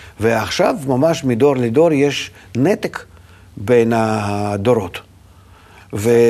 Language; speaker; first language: Hebrew; non-native, fluent; Russian